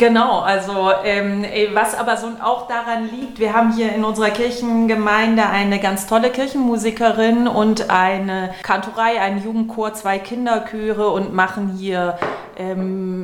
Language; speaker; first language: German; native; German